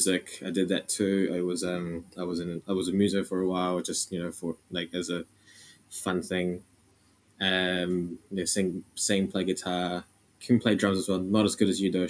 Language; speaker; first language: English; non-native, local second language; Filipino